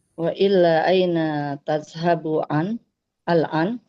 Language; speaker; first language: Arabic; non-native, learner; Indonesian